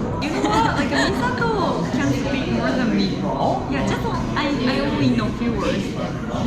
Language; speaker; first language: English; non-native, learner; Japanese